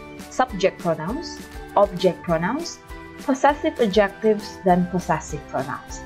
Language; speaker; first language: English; non-native, fluent; Indonesian